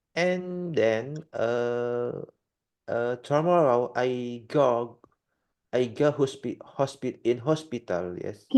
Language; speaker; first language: English; non-native, learner; Indonesian